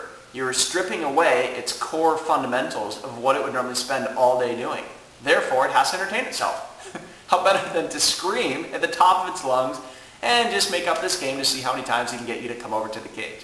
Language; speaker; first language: English; native; English